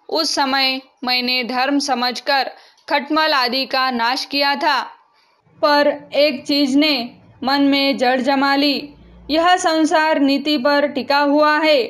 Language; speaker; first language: Hindi; non-native, local second language; Marathi